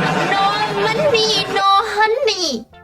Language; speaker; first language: English; non-native, learner; Vietnamese